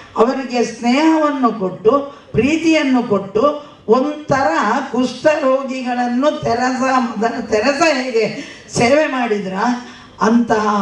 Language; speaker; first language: Kannada; non-native, local second language; Tulu